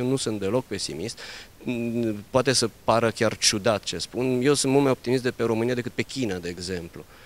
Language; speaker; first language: Romanian; early bilingual, heritage; Romanian